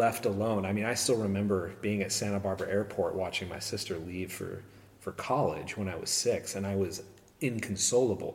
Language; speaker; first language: English; native; English